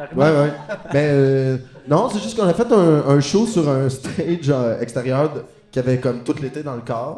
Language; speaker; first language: French; native; French